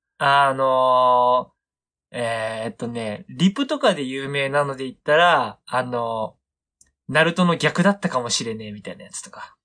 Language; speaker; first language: Japanese; native; Japanese